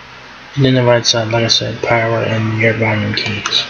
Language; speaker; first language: English; native; English